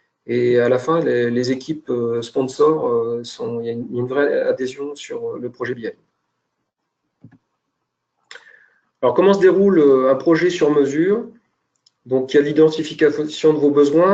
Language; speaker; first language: French; native; French